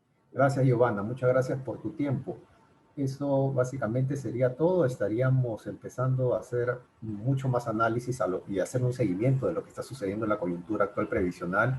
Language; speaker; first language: Spanish; native; Spanish